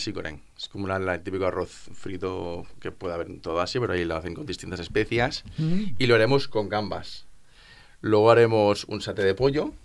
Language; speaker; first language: Spanish; native; Spanish